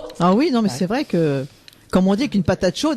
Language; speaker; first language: French; native; French